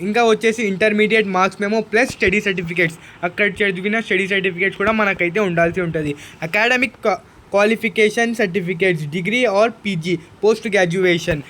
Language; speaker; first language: Telugu; non-native, local second language; Urdu